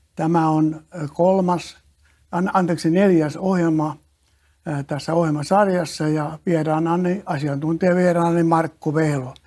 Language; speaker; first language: Finnish; native; Finnish